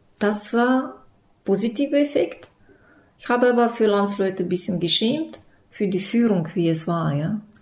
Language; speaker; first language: German; non-native, fluent; Russian